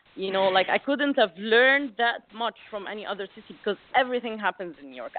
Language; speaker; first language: English; non-native, fluent; Arabic